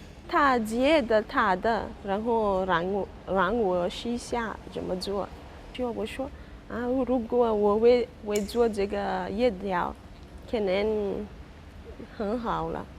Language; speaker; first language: Chinese; non-native, learner; Malagasy